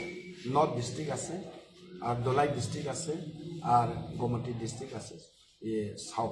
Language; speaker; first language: Bangla; non-native, local second language; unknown